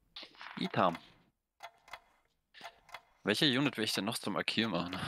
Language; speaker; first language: German; native; German